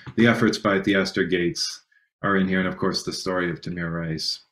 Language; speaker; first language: English; native; English